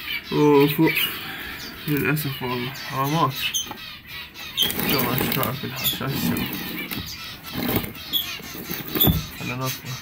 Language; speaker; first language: Arabic; native; Arabic